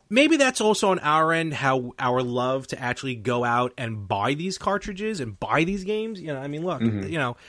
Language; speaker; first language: English; native; English